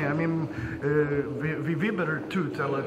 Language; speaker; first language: Russian; non-native, learner; English